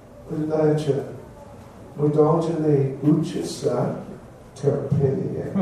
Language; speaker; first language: Russian; non-native, learner; English